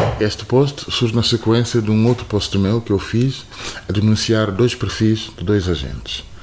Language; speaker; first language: Portuguese; non-native, fluent; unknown